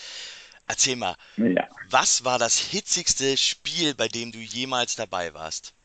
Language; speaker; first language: German; native; German